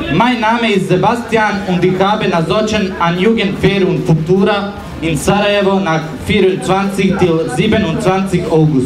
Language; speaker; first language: German; non-native, learner; Bosnian